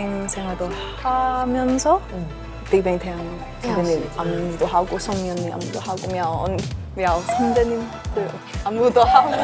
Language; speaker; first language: Korean; early bilingual, heritage; Korean